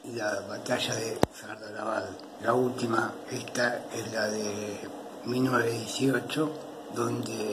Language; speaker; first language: Spanish; native; Spanish